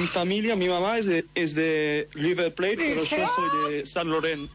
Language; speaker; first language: Spanish; early bilingual, heritage; English